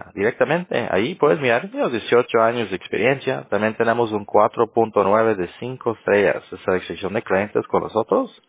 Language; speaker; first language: Spanish; early bilingual, other home language; English